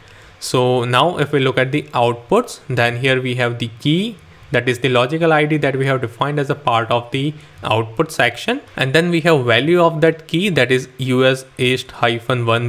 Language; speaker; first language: English; non-native, local second language; Hindi